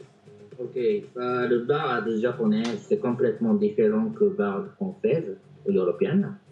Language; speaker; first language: French; non-native, fluent; Japanese